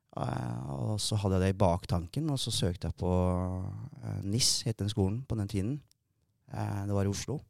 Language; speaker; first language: Norwegian; early bilingual, other home language; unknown